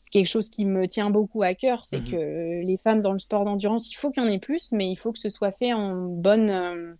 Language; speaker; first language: French; native; French